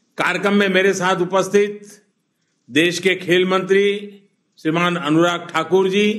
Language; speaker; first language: Hindi; non-native, local second language; Gujarati